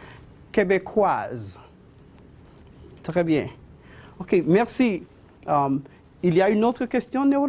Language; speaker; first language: French; non-native, fluent; Spanish